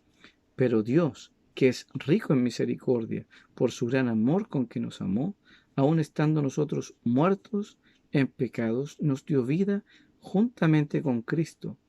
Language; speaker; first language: Spanish; native; Spanish